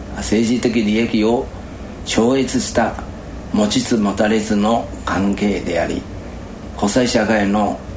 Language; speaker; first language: Japanese; non-native, fluent; Chinese